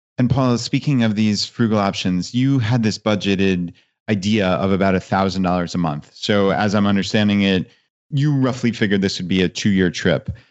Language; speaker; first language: English; native; English